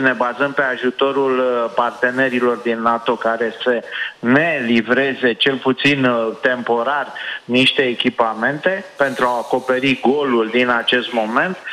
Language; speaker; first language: Romanian; native; Romanian